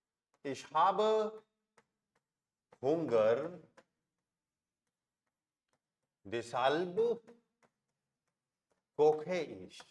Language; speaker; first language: German; non-native, fluent; Hindi